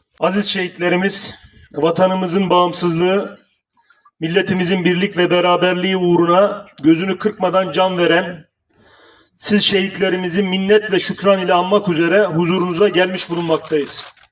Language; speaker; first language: Turkish; native; Turkish